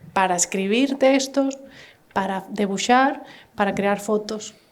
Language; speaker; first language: Spanish; native; Spanish